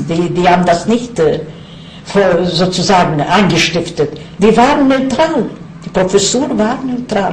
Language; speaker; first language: German; non-native, fluent; Yiddish